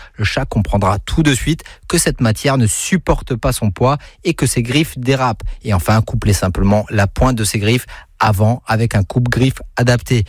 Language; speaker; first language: French; native; French